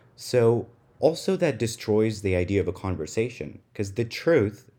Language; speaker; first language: English; non-native, fluent; Russian